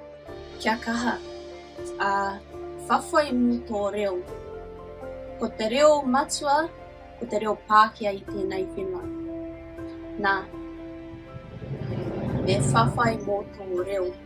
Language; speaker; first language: Māori; non-native, local second language; English